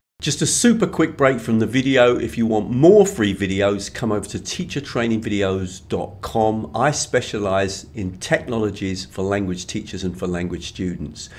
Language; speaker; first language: English; native; English